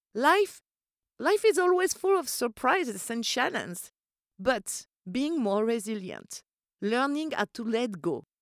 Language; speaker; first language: English; non-native, fluent; French